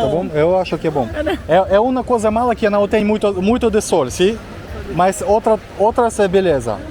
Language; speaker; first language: Portuguese; non-native, learner; Russian